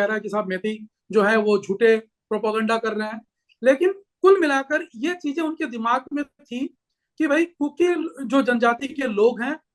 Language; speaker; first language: Hindi; native; Hindi